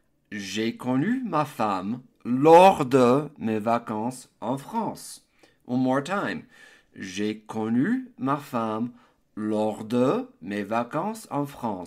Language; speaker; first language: French; non-native, fluent; English